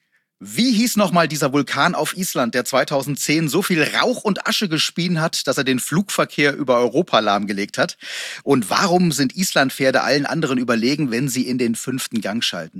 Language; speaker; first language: German; native; German